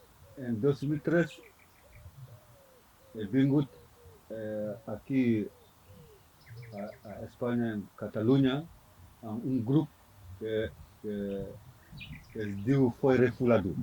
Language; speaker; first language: Catalan; non-native, learner; Fula